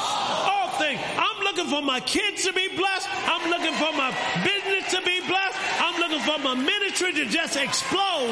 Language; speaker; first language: English; native; English